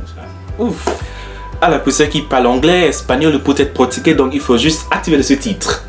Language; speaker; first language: French; non-native, learner; English